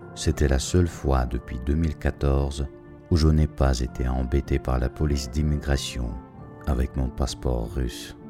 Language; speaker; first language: French; non-native, fluent; Russian